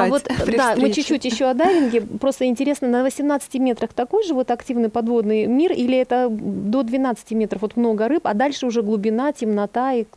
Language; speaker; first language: Russian; native; Russian